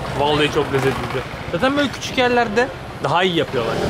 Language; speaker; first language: Turkish; native; Turkish